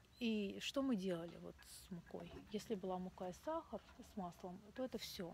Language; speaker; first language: Russian; native; Russian